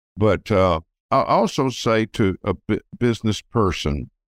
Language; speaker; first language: English; native; English